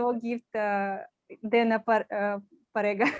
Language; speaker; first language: Hindi; non-native, learner; Russian